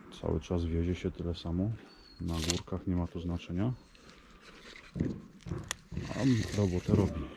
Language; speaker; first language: Polish; native; Polish